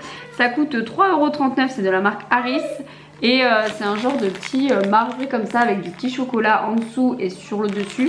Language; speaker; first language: French; native; French